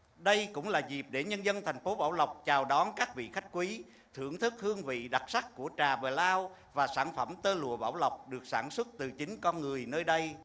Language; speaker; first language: Vietnamese; native; Vietnamese